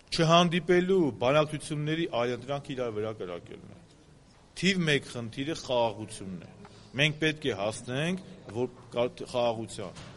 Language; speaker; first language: Armenian; native; Armenian